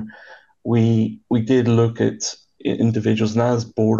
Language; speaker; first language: English; native; English